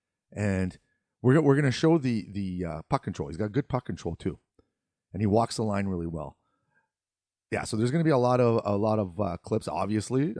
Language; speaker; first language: English; native; English